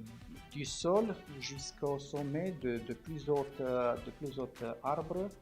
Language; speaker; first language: French; non-native, fluent; Romanian